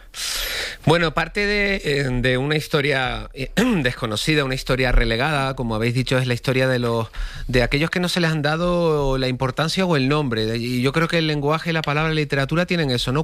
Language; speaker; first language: Spanish; native; Spanish